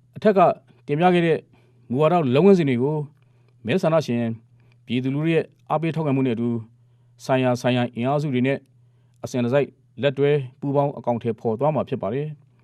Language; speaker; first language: Burmese; non-native, local second language; Mon